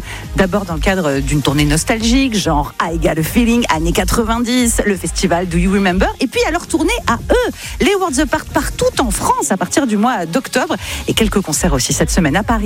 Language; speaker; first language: French; native; French